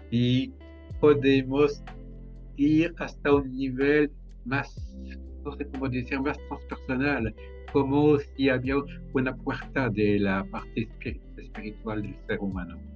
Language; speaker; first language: Spanish; non-native, fluent; French